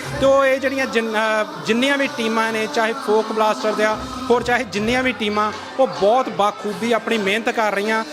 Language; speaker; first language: Punjabi; native; Punjabi